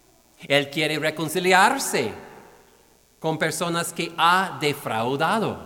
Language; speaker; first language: Spanish; non-native, fluent; English